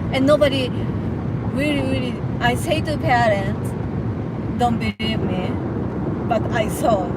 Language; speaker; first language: English; non-native, learner; Japanese